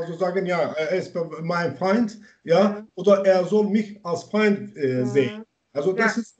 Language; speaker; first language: German; non-native, learner; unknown